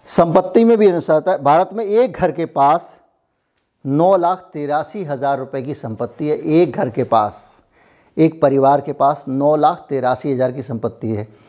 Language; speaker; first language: Hindi; native; Hindi